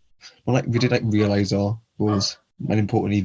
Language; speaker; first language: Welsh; non-native, local second language; English